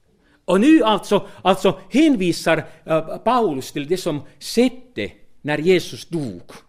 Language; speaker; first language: Swedish; non-native, fluent; Finnish